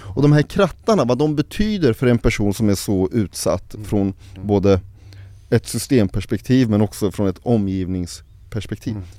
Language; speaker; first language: Swedish; early bilingual, other home language; Arabic